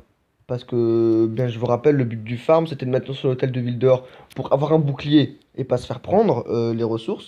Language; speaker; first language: French; native; French